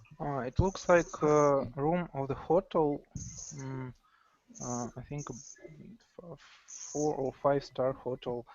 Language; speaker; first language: English; non-native, learner; Russian